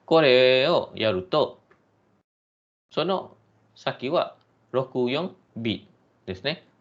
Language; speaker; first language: Japanese; non-native, fluent; Malay